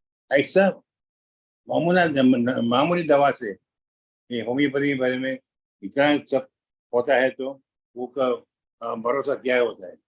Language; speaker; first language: Hindi; non-native, local second language; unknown